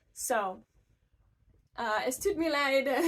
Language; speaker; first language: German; non-native, learner; English